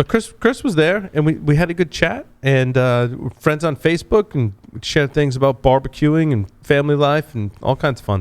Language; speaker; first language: English; native; English